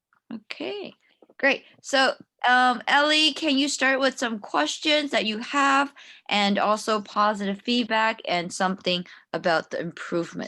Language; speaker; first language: English; non-native, fluent; Chinese